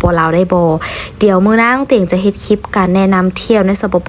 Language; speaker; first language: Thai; non-native, learner; Lao